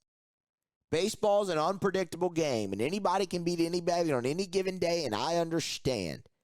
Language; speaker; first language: English; native; English